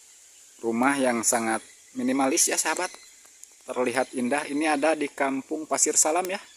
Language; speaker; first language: Indonesian; non-native, local second language; Sundanese